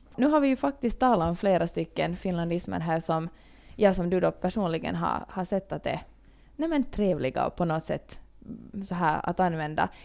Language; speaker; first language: Swedish; native; Swedish